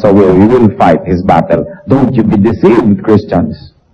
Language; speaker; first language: English; non-native, local second language; Filipino